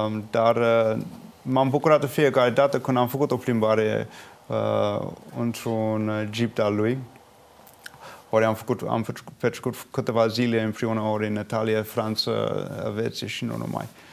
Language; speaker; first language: Romanian; non-native, fluent; English